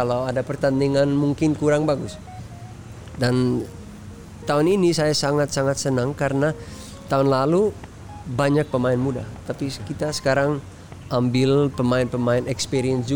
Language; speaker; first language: Indonesian; early bilingual, heritage; Dutch